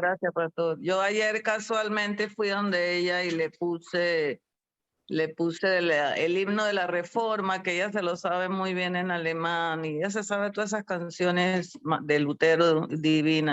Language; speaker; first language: Spanish; native; Spanish